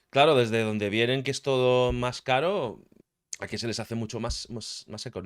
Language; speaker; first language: Spanish; native; Spanish